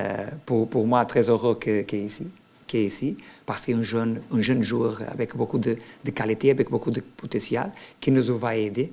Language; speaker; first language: French; non-native, learner; Portuguese